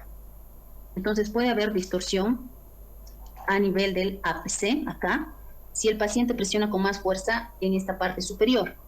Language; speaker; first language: Spanish; native; Spanish